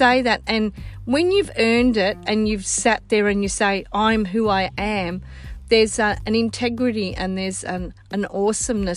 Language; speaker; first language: English; non-native, local second language; Sicilian